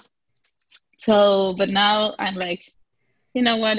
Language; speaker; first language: English; non-native, fluent; Spanish